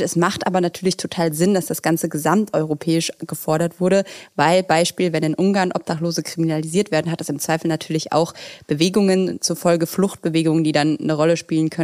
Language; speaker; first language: German; native; German